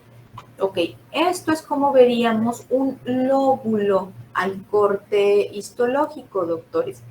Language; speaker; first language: Spanish; native; Spanish